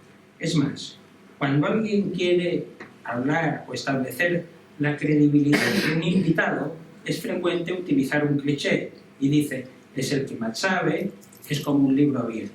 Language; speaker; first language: Spanish; native; Spanish